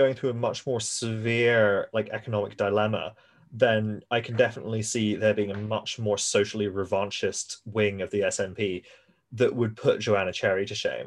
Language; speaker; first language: English; native; English